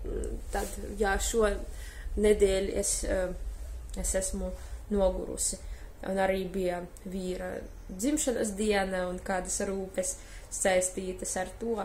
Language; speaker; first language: Latvian; non-native, fluent; Russian